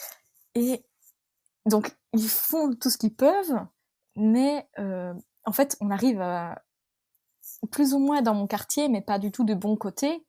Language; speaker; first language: French; native; French